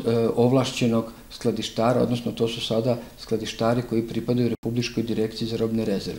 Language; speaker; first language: Serbian; native; Serbian